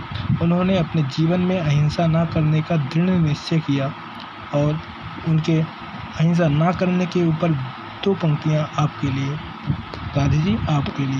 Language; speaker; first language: Hindi; native; Hindi